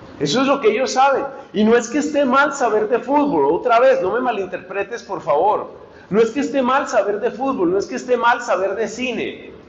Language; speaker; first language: Spanish; native; Spanish